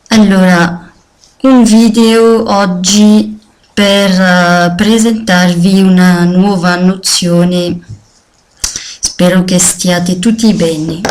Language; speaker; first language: Italian; non-native, fluent; French